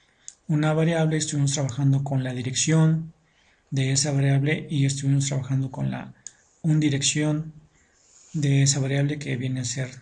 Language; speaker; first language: Spanish; native; Spanish